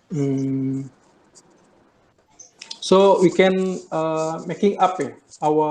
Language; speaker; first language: English; non-native, learner; Indonesian